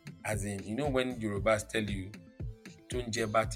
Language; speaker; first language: English; non-native, local second language; Yoruba